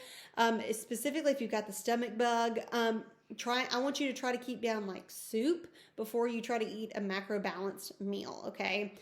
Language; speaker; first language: English; native; English